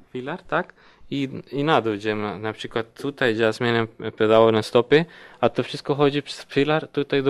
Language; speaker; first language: Polish; non-native, learner; Spanish